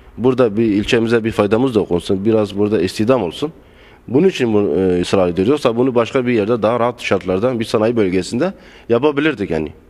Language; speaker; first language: Turkish; non-native, local second language; Arabic